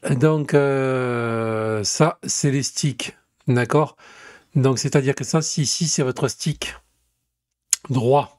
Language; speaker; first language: French; native; French